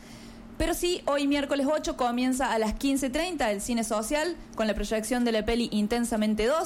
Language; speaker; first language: Spanish; native; Spanish